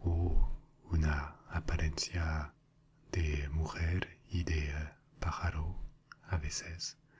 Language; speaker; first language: Spanish; non-native, fluent; French